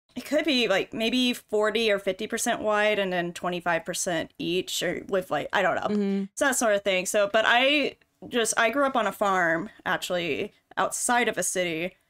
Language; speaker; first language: English; native; English